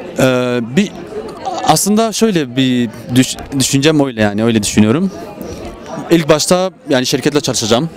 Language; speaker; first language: Turkish; non-native, learner; Arabic